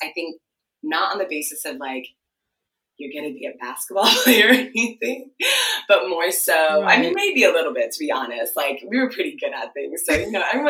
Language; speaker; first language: English; early bilingual, other home language; Akan